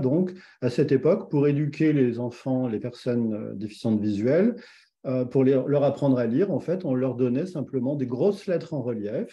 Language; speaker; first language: French; native; French